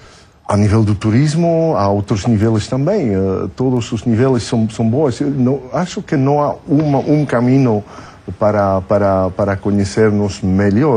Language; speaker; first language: Portuguese; non-native, fluent; French